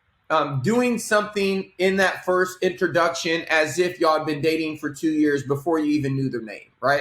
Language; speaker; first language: English; native; English